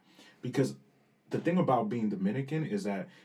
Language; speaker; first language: English; early bilingual, other home language; Spanish